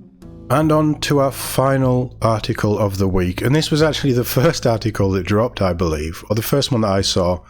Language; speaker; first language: English; native; English